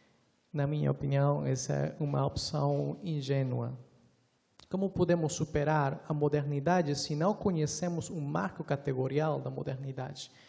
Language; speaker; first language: Portuguese; non-native, fluent; Spanish